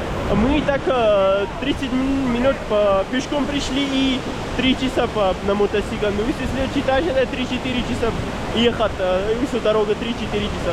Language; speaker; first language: Russian; non-native, learner; Pashto